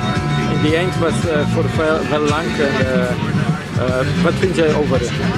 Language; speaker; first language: Dutch; non-native, learner; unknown